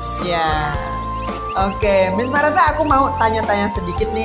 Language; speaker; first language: Indonesian; native; Indonesian